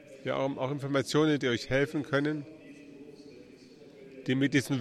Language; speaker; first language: German; early bilingual, heritage; German